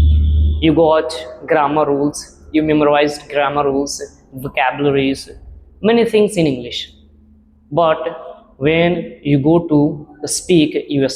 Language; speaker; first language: English; non-native, learner; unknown